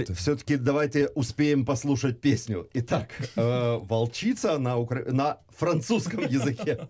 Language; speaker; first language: Russian; native; Russian